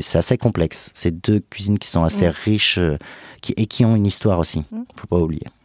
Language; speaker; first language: French; native; French